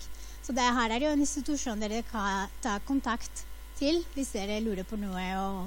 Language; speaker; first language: Norwegian; non-native, fluent; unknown